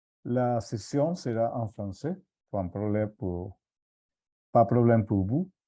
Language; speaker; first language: French; non-native, fluent; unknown